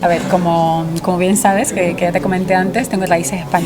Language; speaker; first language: Spanish; native; Spanish